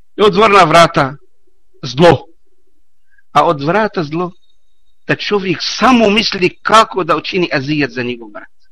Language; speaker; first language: Bosnian; non-native, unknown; Arabic